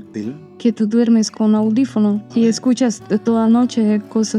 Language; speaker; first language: Spanish; non-native, learner; Armenian